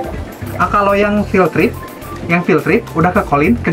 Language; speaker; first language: Indonesian; native; Indonesian